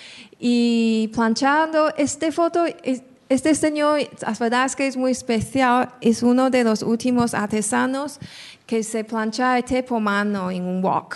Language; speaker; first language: Spanish; non-native, fluent; Chinese